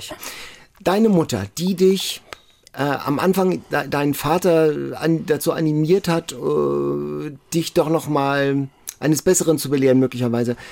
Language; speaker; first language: German; native; German